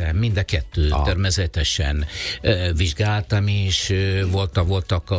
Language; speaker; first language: Hungarian; non-native, learner; Italian